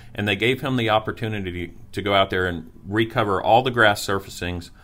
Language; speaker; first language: English; native; English